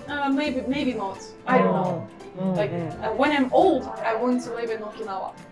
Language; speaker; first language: English; non-native, fluent; Ukrainian